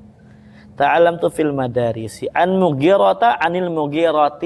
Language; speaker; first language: Arabic; non-native, fluent; Indonesian